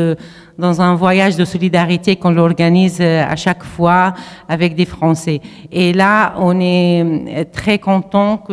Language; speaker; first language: French; non-native, fluent; Arabic